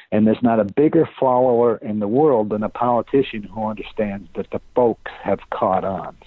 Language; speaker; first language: English; native; English